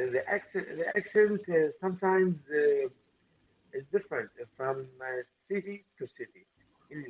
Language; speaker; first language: English; non-native, learner; Arabic